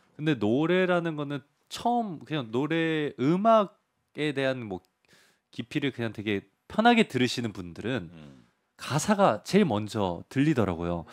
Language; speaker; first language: Korean; early bilingual, heritage; Korean